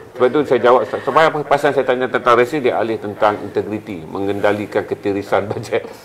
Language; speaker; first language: Malay; native; Malay